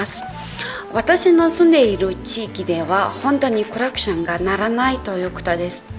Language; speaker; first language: Japanese; non-native, fluent; Mongolian